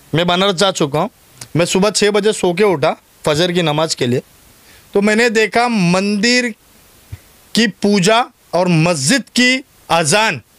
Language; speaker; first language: Hindi; non-native, local second language; Urdu